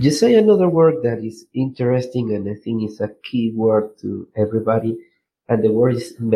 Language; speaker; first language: English; non-native, learner; Spanish